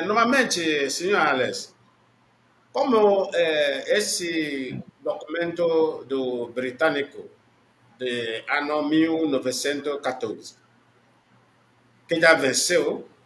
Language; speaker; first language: Portuguese; non-native, learner; Igbo